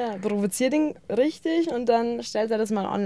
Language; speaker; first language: German; native; German